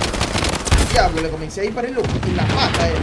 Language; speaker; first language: Spanish; native; Spanish